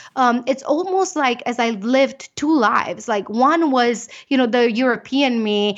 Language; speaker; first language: English; non-native, fluent; Romanian